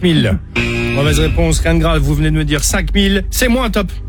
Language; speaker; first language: French; native; French